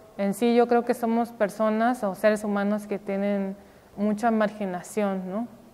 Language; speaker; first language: Spanish; non-native, local second language; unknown